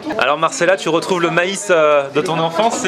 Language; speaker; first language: French; native; French